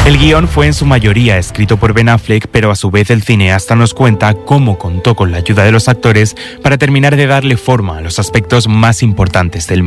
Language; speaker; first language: Spanish; native; Spanish